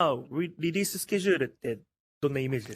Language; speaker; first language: Japanese; native; Japanese